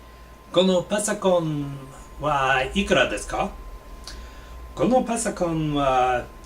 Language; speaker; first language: Japanese; non-native, learner; English